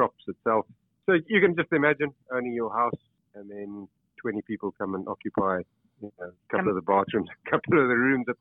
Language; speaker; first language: English; native; English